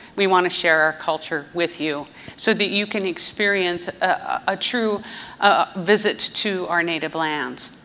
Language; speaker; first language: English; native; English